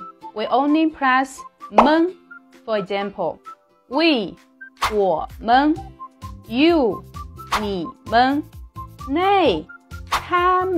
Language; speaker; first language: English; non-native, fluent; Chinese